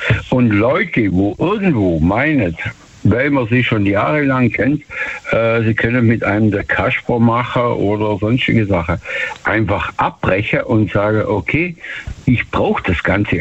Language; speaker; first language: German; native; German